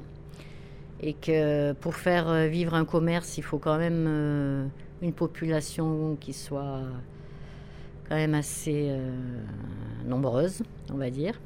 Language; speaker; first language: French; native; French